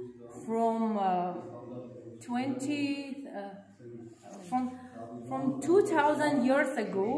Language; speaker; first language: English; non-native, learner; Armenian